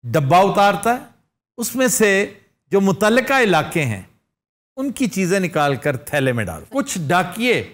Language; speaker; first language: Urdu; non-native, local second language; Punjabi